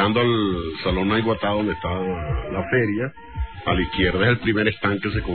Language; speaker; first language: Spanish; native; Spanish